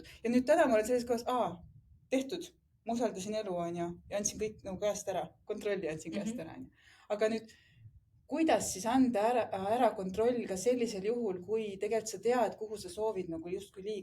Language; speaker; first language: Estonian; native; Estonian